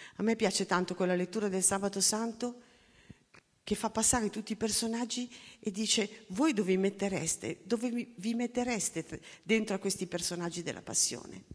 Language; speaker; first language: Italian; native; Italian